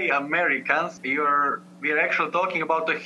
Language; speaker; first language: English; non-native, fluent; Serbian